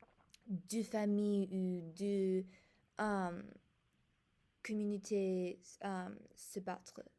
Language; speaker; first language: French; non-native, learner; English